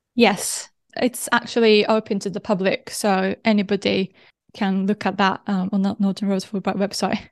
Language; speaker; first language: English; non-native, fluent; Japanese